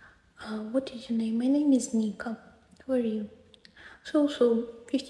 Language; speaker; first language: English; non-native, learner; Ukrainian